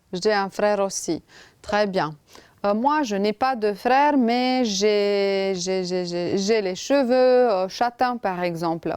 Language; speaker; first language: French; non-native, fluent; Romanian